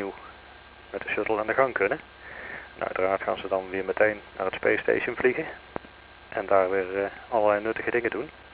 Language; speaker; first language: Dutch; native; Dutch